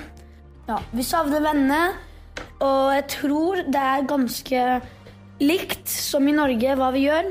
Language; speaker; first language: Norwegian; early bilingual, heritage; Norwegian